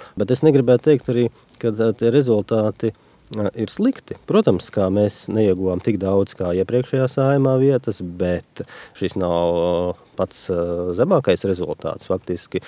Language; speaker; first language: Latvian; native; Latvian